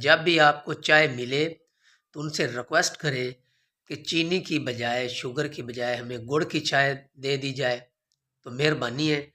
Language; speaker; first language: Urdu; non-native, local second language; Punjabi